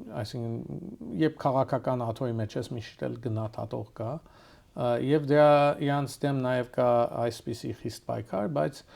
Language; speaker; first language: Armenian; early bilingual, heritage; Armenian